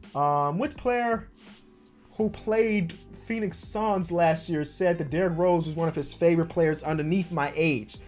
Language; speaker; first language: English; native; English